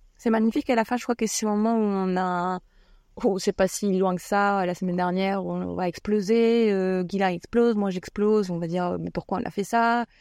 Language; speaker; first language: French; non-native, fluent; Spanish